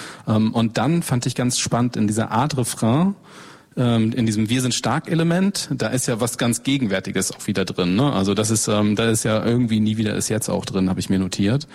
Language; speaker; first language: German; native; German